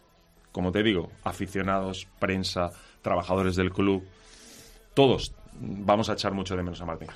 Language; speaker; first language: Spanish; native; Spanish